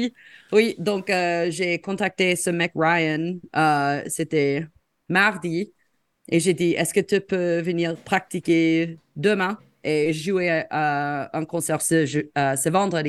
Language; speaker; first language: French; non-native, fluent; English